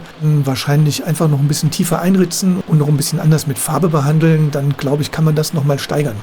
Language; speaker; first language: German; native; German